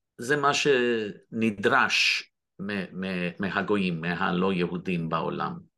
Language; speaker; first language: Hebrew; non-native, fluent; English